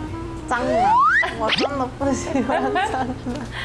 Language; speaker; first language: Chinese; non-native, learner; Korean